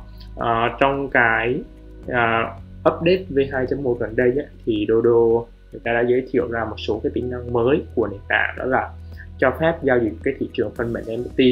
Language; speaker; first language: Vietnamese; native; Vietnamese